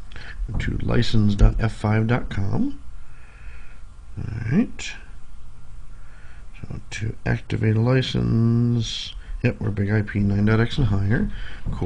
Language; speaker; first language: English; native; English